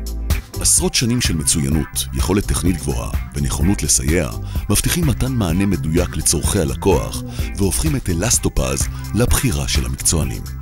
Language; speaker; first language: Hebrew; native; Hebrew